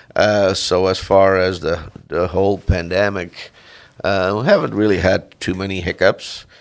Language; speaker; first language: English; non-native, fluent; Dutch